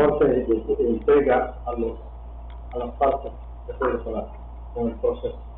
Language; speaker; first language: Spanish; native; Spanish